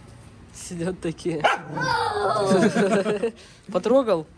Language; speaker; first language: Russian; native; Russian